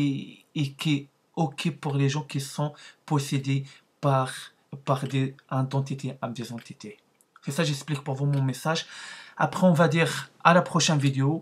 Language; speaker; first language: French; non-native, learner; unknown